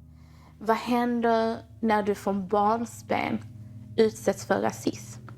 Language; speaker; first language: Swedish; native; Swedish